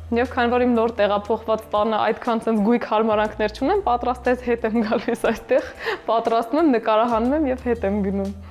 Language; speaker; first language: Armenian; native; Armenian